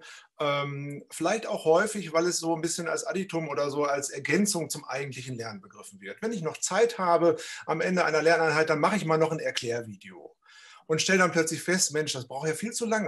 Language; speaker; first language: German; native; German